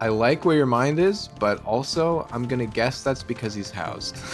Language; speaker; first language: English; native; English